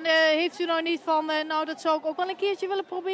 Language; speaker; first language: Dutch; native; Dutch